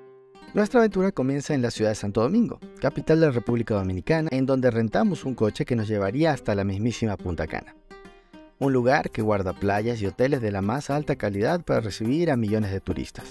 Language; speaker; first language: Spanish; native; Spanish